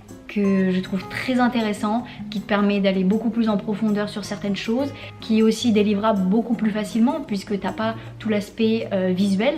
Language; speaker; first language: French; native; French